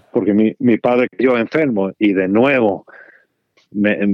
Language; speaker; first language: Spanish; early bilingual, heritage; Spanish